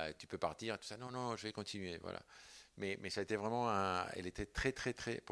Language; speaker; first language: French; non-native, fluent; Spanish